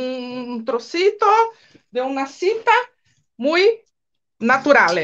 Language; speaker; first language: Spanish; non-native, fluent; Portuguese